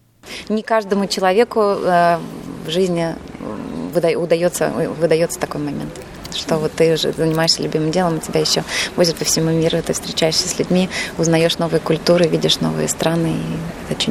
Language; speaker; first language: Russian; native; Russian